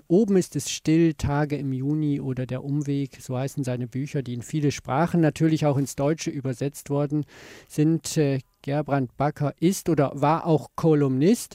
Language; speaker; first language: German; native; German